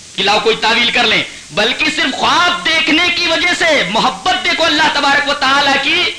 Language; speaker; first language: Urdu; native; Urdu